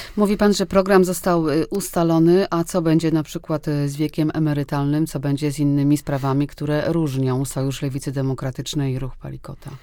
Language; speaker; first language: Polish; native; Polish